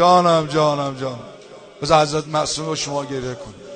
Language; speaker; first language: Persian; native; Persian